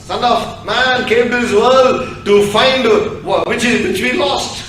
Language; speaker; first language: English; non-native, local second language; Tamil